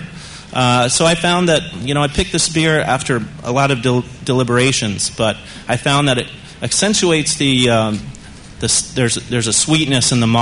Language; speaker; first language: English; native; English